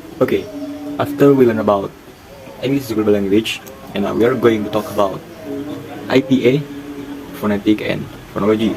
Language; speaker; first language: English; non-native, learner; Indonesian